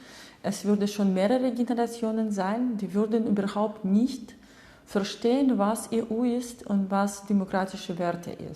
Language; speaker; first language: German; non-native, fluent; Russian